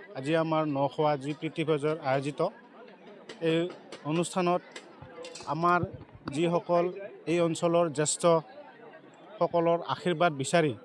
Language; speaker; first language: Assamese; native; Assamese